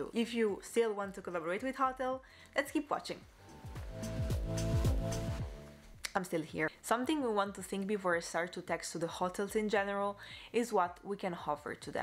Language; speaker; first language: English; non-native, fluent; Italian